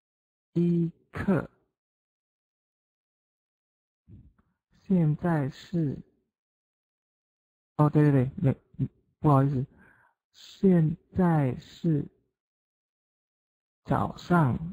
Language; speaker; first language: Chinese; non-native, fluent; Indonesian